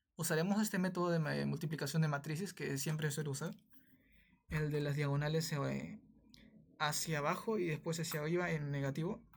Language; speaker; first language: Spanish; native; Spanish